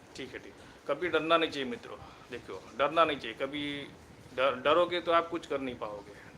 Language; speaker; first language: Hindi; non-native, local second language; Gujarati